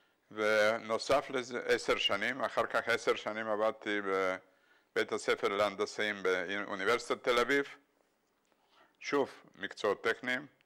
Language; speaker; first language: Hebrew; non-native, fluent; Bulgarian